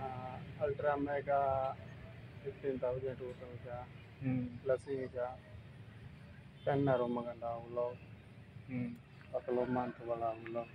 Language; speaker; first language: Filipino; non-native, learner; Punjabi